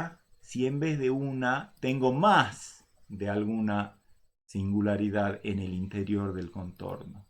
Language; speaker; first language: Spanish; native; Spanish